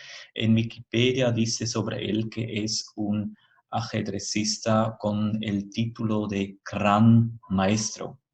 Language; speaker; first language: Spanish; non-native, fluent; German